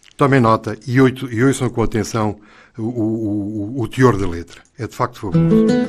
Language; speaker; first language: Portuguese; native; Portuguese